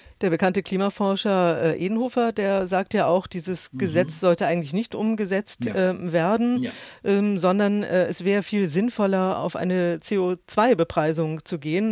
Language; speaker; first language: German; native; German